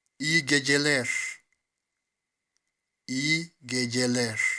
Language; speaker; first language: Turkish; non-native, fluent; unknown